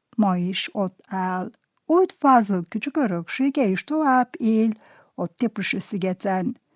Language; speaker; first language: Hungarian; non-native, fluent; Turkish